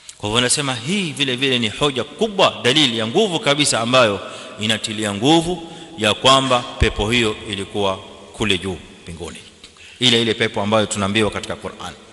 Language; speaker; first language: Swahili; native; Swahili